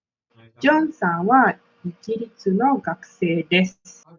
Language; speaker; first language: Japanese; non-native, learner; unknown